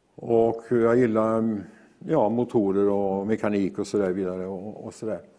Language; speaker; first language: Swedish; native; Swedish